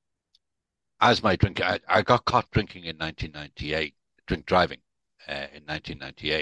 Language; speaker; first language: English; native; English